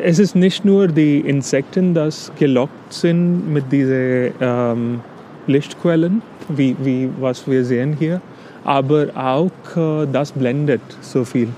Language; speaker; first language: German; non-native, fluent; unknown